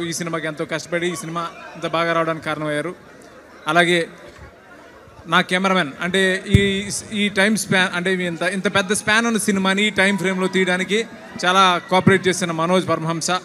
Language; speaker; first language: Telugu; native; Telugu